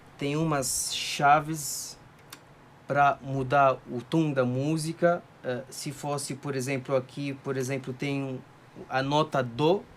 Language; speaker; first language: Portuguese; non-native, fluent; Arabic